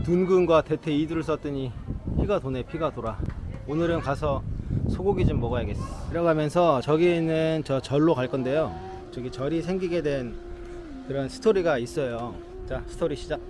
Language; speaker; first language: Korean; native; Korean